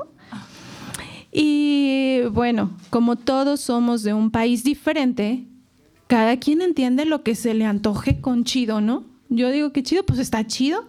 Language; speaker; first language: Spanish; native; Spanish